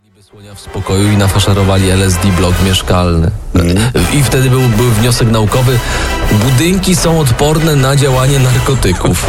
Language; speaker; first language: Polish; native; Polish